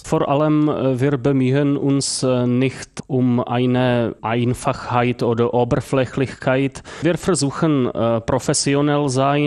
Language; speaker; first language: German; non-native, fluent; Czech